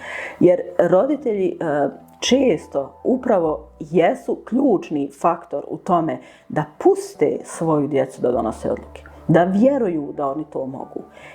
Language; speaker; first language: Bosnian; native; Bosnian